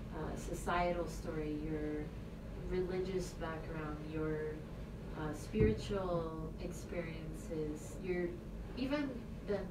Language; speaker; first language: English; native; English